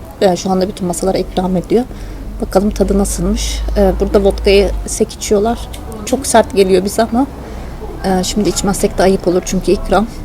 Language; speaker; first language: Turkish; native; Turkish